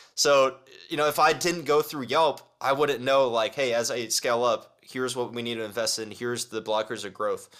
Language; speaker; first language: English; early bilingual, other home language; Chinese